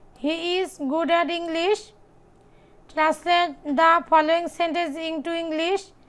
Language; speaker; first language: English; non-native, local second language; Bangla